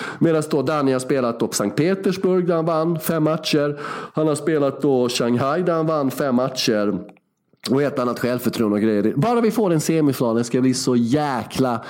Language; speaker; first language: Swedish; early bilingual, other home language; Bosnian